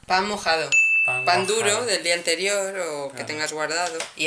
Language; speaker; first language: Spanish; native; Spanish